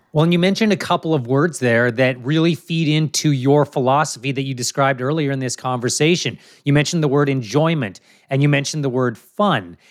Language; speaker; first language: English; native; English